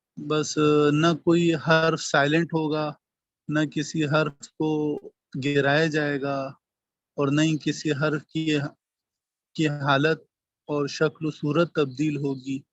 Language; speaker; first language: Urdu; native; Urdu